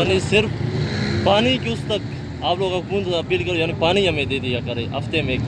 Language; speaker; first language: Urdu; non-native, local second language; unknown